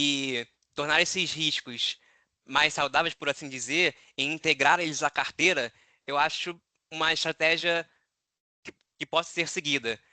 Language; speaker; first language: Portuguese; native; Portuguese